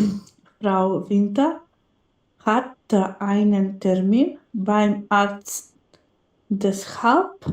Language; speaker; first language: German; non-native, learner; Macedonian